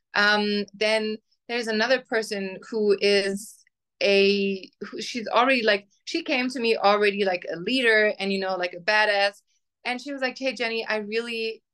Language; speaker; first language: English; non-native, fluent; German